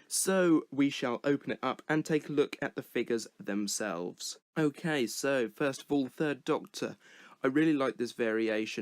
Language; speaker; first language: English; native; English